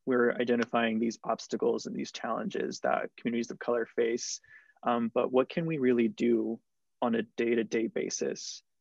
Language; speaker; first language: English; early bilingual, other home language; Spanish